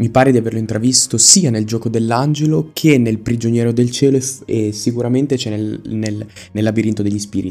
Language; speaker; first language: Italian; native; Italian